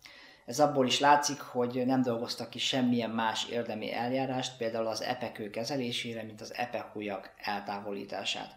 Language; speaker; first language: Hungarian; native; Hungarian